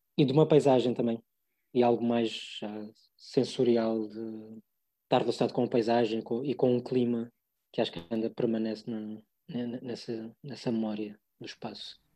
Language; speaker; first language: Portuguese; early bilingual, other home language; English